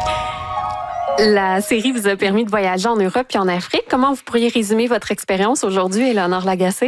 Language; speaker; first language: French; native; French